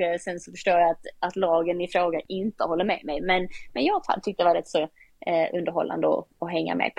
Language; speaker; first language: Swedish; native; Swedish